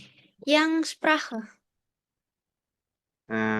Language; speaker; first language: German; non-native, fluent; Indonesian